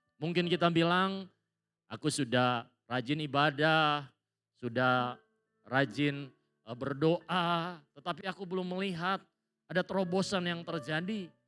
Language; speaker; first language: Indonesian; native; Indonesian